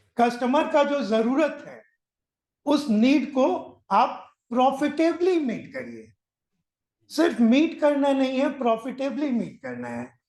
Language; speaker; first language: Hindi; native; Hindi